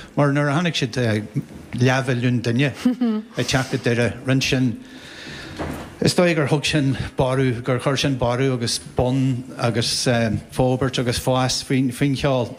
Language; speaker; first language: Irish; native; Irish